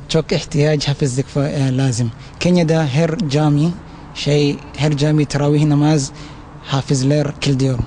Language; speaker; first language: Turkish; non-native, learner; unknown